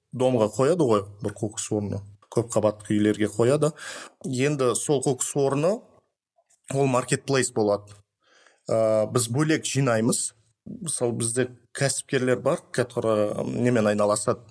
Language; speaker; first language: Kazakh; non-native, local second language; Russian